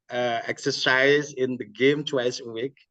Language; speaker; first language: English; non-native, learner; Indonesian